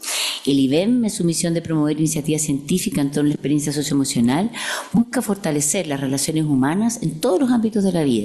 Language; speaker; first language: Spanish; native; Spanish